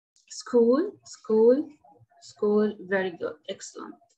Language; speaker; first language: English; non-native, fluent; Arabic